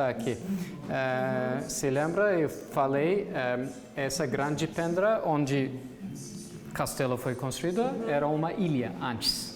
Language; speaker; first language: Portuguese; non-native, learner; Turkish